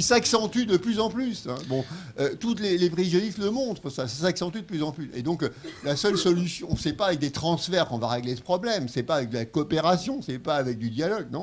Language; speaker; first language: French; native; French